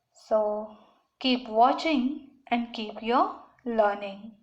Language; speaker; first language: English; non-native, local second language; Marathi